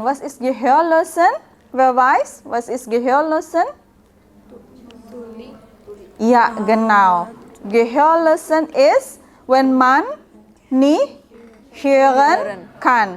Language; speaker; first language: German; non-native, learner; Indonesian